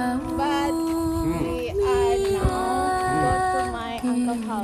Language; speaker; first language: English; non-native, learner; Indonesian